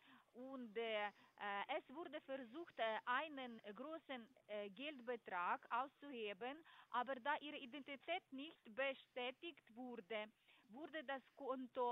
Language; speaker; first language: German; non-native, learner; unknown